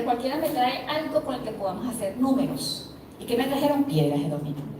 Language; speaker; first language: Spanish; native; Spanish